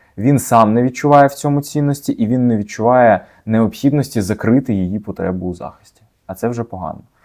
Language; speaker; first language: Ukrainian; native; Ukrainian